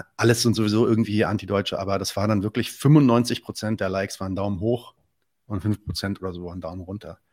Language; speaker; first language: German; early bilingual, other home language; Arabic